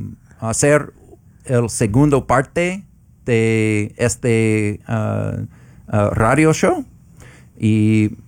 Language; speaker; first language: Spanish; non-native, learner; English